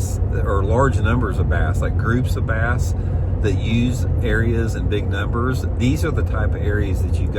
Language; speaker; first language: English; native; English